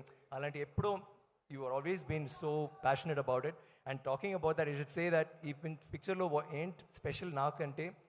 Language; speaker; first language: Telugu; non-native, learner; Tamil